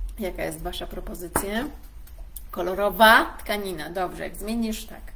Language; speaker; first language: Polish; native; Polish